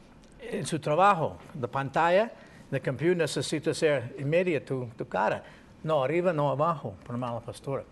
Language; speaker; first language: Spanish; non-native, learner; English